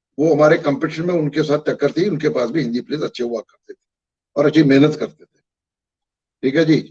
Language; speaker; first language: Hindi; non-native, local second language; Kashmiri